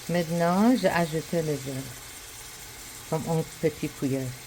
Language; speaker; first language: French; non-native, learner; Persian